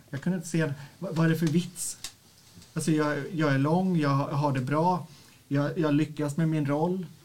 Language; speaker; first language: Swedish; native; Swedish